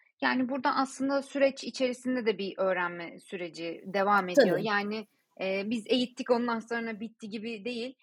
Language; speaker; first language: Turkish; native; Turkish